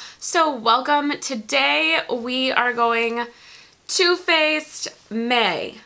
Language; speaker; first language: English; native; English